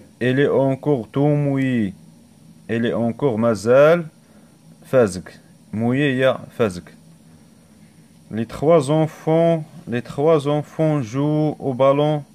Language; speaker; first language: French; non-native, local second language; Arabic